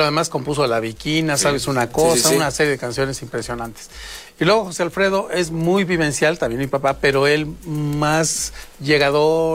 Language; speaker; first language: Spanish; native; Spanish